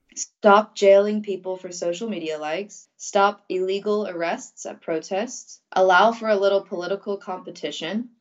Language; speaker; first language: English; early bilingual, other home language; Russian